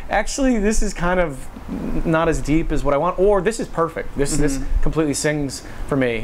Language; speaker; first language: English; native; English